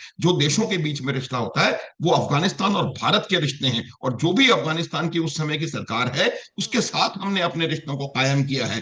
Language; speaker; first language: Hindi; native; Hindi